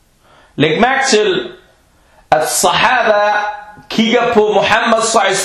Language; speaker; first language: Danish; early bilingual, other home language; Arabic